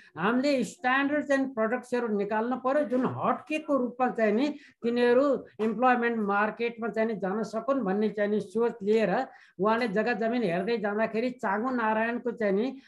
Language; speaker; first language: Nepali; native; Nepali